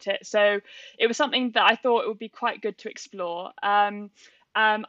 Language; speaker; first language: English; native; English